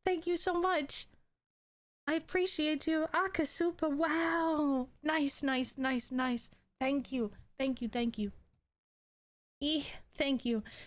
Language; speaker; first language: English; native; English